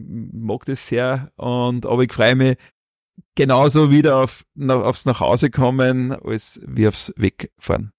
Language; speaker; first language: German; native; German